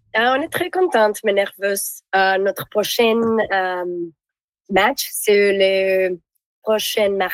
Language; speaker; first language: French; non-native, learner; Spanish